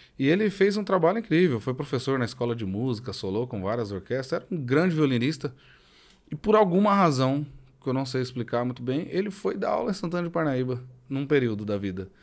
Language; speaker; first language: Portuguese; native; Portuguese